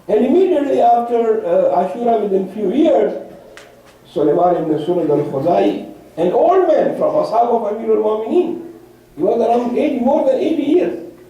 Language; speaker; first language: English; non-native, local second language; Urdu